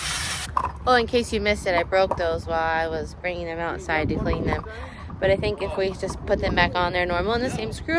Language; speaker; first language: English; native; English